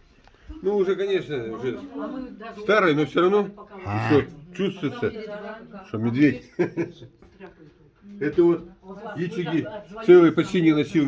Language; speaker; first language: Russian; native; Russian